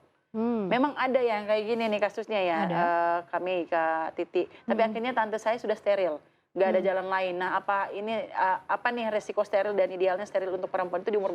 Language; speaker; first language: Indonesian; native; Indonesian